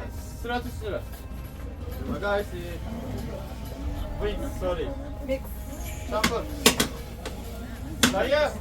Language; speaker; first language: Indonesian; non-native, learner; Turkish